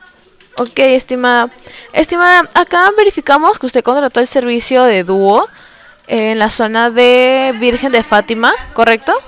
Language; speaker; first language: Spanish; native; Spanish